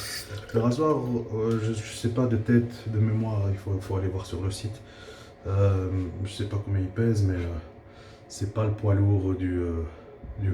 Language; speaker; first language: French; native; French